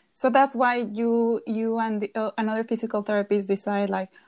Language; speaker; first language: English; non-native, fluent; Spanish